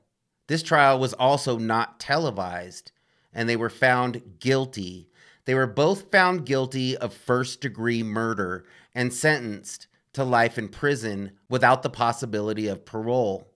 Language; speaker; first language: English; native; English